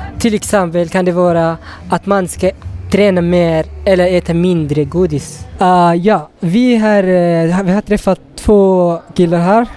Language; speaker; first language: Swedish; non-native, learner; Tigrinya